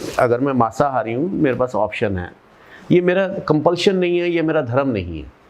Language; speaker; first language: Hindi; non-native, local second language; Punjabi